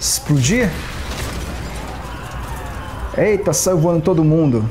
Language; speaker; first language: Portuguese; native; Portuguese